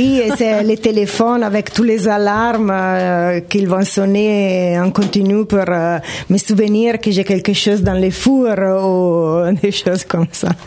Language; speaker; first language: French; non-native, fluent; Italian